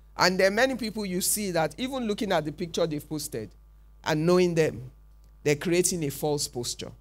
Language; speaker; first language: English; non-native, local second language; Yoruba